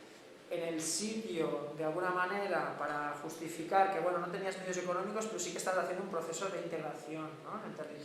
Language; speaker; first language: Spanish; native; Spanish